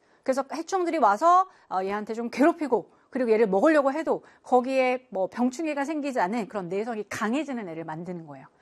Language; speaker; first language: Korean; native; Korean